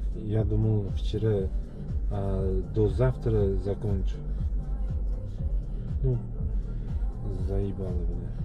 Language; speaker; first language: Russian; non-native, learner; Uzbek